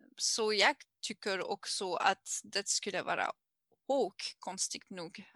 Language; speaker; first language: Swedish; non-native, learner; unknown